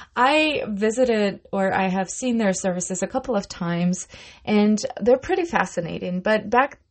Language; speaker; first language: English; non-native, fluent; Russian